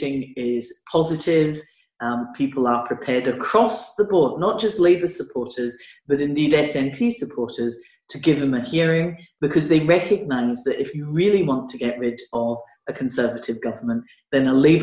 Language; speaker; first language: English; native; English